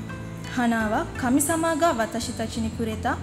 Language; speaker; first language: Japanese; non-native, learner; Sinhala